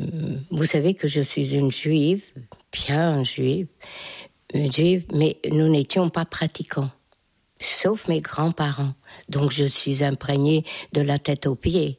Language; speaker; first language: French; non-native, fluent; Hungarian